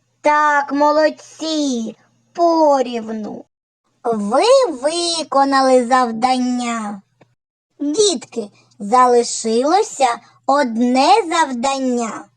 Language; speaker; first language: Ukrainian; native; Ukrainian